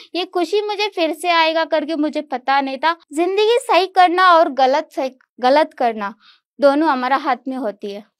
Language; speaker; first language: Hindi; non-native, local second language; Kannada